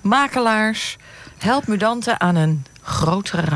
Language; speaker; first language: Dutch; native; Dutch